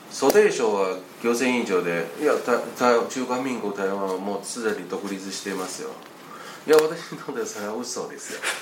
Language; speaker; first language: Japanese; non-native, fluent; Chinese